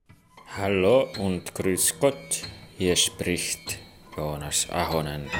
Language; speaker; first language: German; non-native, fluent; Finnish